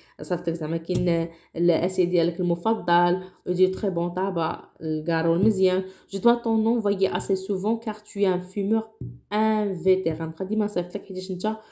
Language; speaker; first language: French; non-native, local second language; Arabic